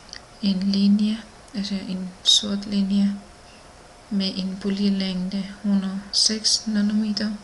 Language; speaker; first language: Danish; non-native, learner; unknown